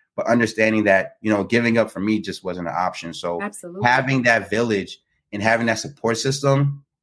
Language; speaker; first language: English; native; English